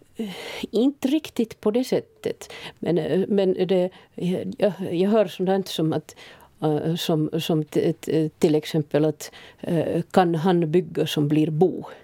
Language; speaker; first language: Swedish; native; Swedish